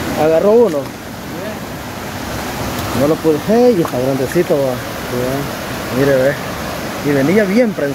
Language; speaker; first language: Spanish; native; Spanish